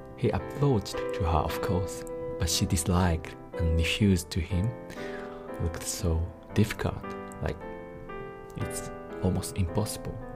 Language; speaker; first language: English; non-native, fluent; Japanese